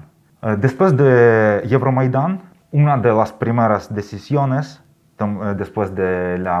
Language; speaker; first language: Spanish; non-native, fluent; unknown